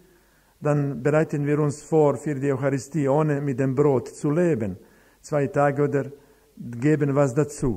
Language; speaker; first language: German; non-native, fluent; Croatian